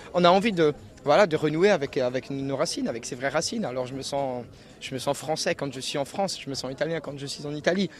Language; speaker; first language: French; native; French